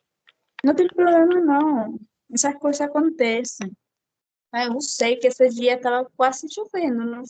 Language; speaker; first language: Portuguese; non-native, fluent; Spanish